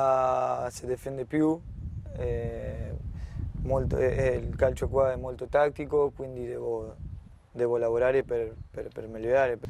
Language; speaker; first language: Italian; non-native, fluent; Spanish